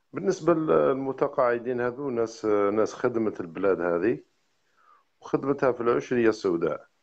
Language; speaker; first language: Arabic; native; Arabic